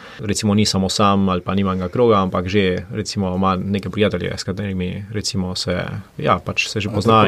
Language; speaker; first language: Slovenian; early bilingual, heritage; Slovenian